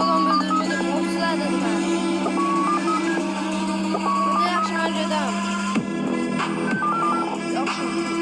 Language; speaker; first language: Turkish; non-native, learner; Azerbaijani